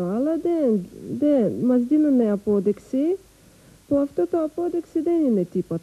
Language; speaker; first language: Greek; non-native, learner; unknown